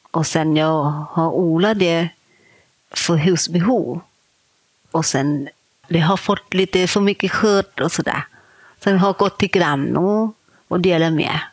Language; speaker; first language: Swedish; non-native, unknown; Thai